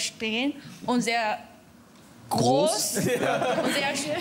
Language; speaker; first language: German; non-native, learner; Chinese